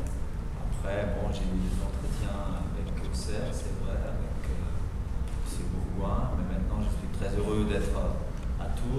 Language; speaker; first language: French; non-native, fluent; German